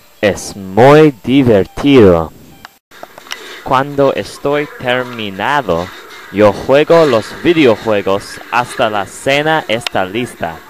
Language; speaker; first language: Spanish; non-native, learner; English